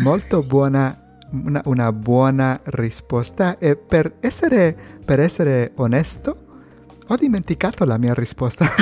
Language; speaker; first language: Italian; non-native, learner; Spanish